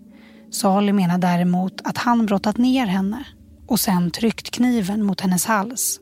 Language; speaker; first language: Swedish; native; Swedish